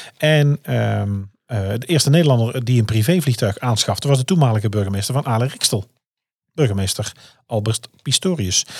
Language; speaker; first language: Dutch; native; Dutch